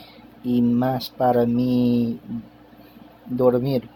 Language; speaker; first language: Spanish; non-native, learner; English